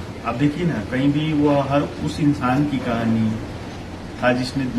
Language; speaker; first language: Hindi; native; Hindi